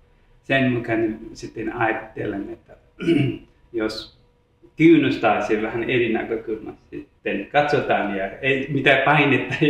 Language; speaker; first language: Finnish; non-native, learner; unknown